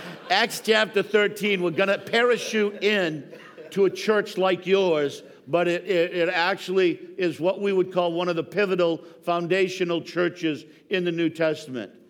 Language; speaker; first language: English; native; English